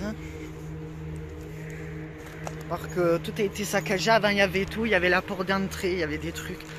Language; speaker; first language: French; native; French